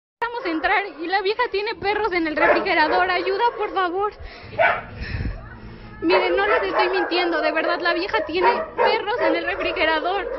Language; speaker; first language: Spanish; native; Spanish